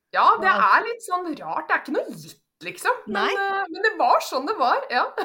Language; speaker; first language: Norwegian; native; Norwegian